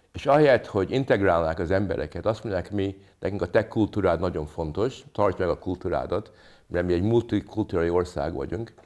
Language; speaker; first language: Hungarian; early bilingual, other home language; English